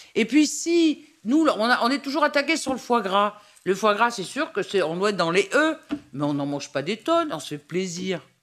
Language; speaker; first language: French; native; French